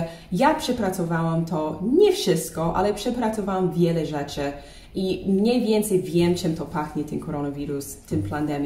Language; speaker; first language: Polish; non-native, learner; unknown